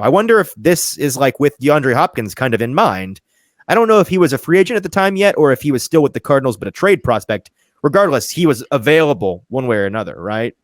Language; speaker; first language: English; native; English